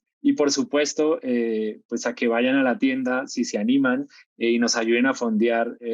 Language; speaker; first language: Spanish; native; Spanish